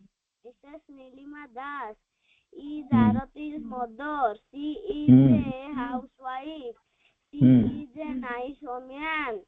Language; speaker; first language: English; non-native, learner; Odia